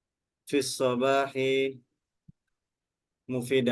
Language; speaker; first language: Arabic; non-native, fluent; Indonesian